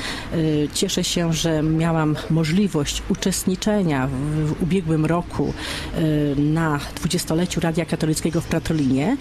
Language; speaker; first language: Polish; native; Polish